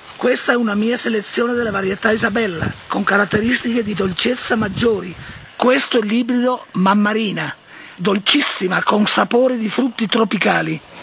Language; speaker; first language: Italian; native; Italian